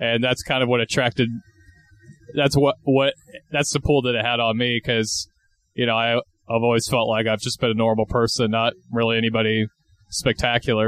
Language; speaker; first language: English; native; English